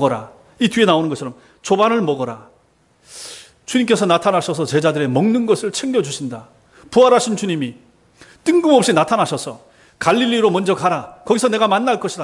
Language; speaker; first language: Korean; native; Korean